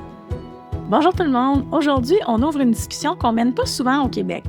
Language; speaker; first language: French; native; French